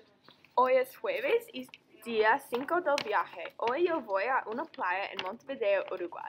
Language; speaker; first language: Spanish; non-native, learner; English